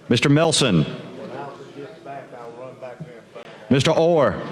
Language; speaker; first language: English; native; English